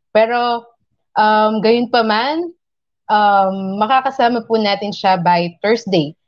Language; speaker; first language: Filipino; non-native, local second language; Pampanga